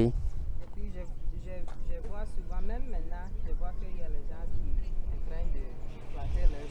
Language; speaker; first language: French; non-native, learner; English